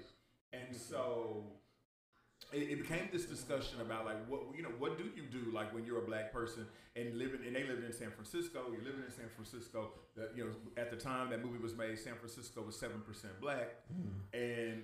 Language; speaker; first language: English; native; English